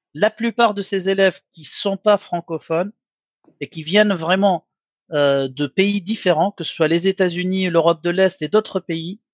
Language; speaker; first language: French; non-native, local second language; Arabic